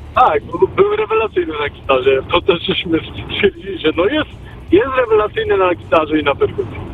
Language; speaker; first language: Polish; native; Polish